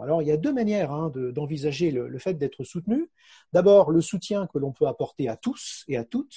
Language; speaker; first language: French; native; French